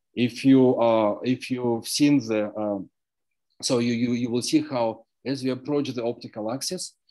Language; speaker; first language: English; non-native, fluent; Russian